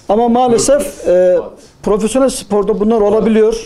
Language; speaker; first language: Turkish; native; Turkish